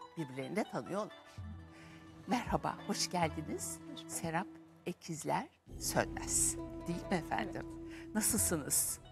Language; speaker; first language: Turkish; native; Turkish